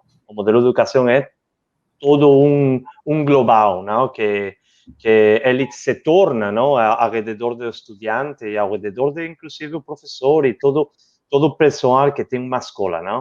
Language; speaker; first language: Portuguese; non-native, learner; Spanish